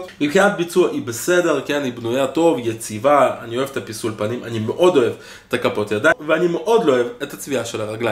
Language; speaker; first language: Hebrew; native; Hebrew